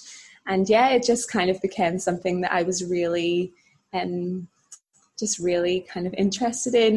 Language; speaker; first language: English; native; English